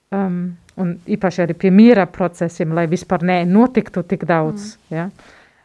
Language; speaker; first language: Latvian; non-native, fluent; German